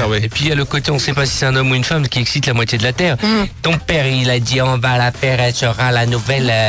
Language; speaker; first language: French; native; French